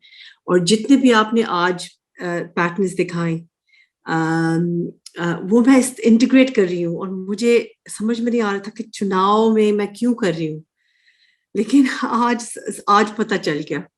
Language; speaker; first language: Hindi; early bilingual, heritage; Urdu